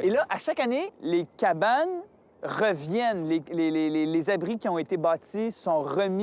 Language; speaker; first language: French; native; French